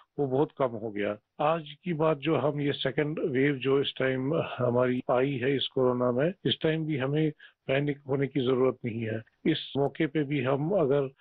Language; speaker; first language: Hindi; non-native, local second language; Kashmiri